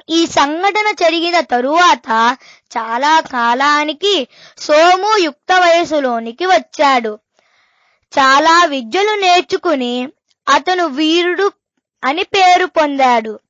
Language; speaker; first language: Telugu; native; Telugu